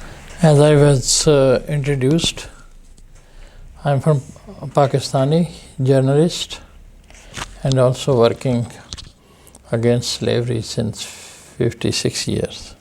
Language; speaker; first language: English; non-native, fluent; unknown